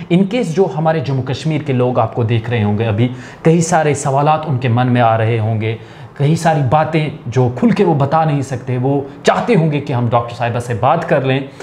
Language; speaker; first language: Hindi; non-native, local second language; Kashmiri